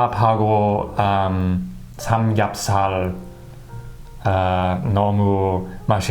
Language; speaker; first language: Korean; non-native, learner; English